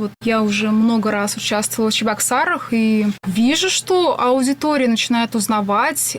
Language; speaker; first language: Russian; non-native, local second language; Chuvash